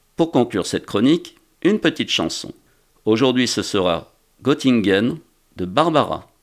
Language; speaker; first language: French; native; French